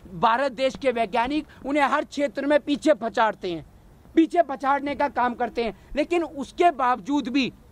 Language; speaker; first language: Hindi; native; Hindi